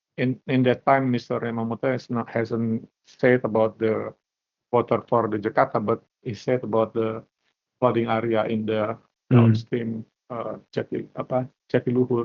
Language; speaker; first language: English; non-native, learner; Indonesian